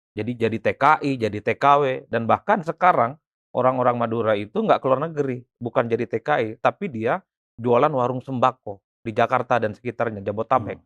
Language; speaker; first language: Indonesian; non-native, local second language; Madurese